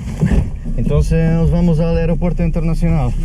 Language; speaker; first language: Spanish; non-native, learner; Dutch